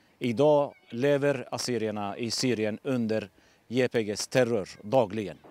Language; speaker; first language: Swedish; non-native, fluent; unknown